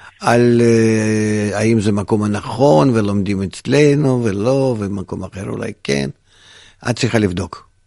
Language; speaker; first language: Hebrew; non-native, fluent; Russian